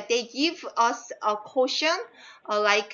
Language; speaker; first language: English; non-native, fluent; Korean